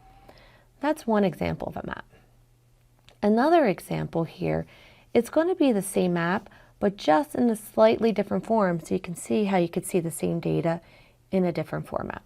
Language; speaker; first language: English; native; English